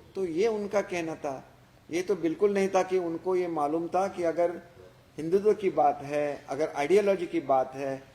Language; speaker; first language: Hindi; non-native, local second language; Marathi